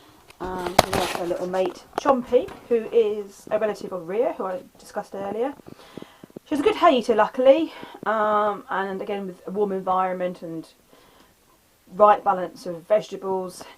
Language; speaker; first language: English; native; English